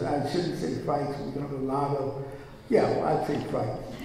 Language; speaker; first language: English; native; English